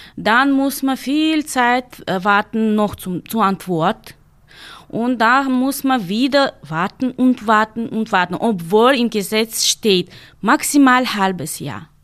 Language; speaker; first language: German; non-native, learner; Ukrainian